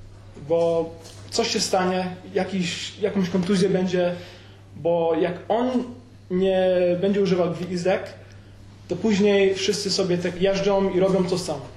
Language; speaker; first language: Polish; early bilingual, heritage; Polish